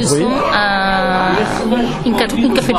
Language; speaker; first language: French; non-native, learner; Spanish